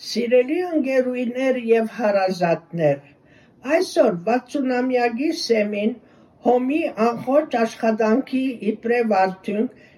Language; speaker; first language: Armenian; early bilingual, heritage; Armenian